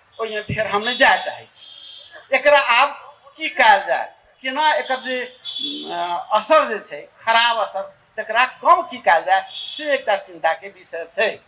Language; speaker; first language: Maithili; native; Maithili